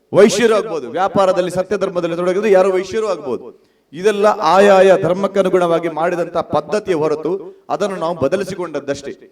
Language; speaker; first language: Kannada; non-native, local second language; Tulu